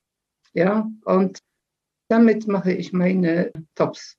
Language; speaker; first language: German; early bilingual, other home language; Polish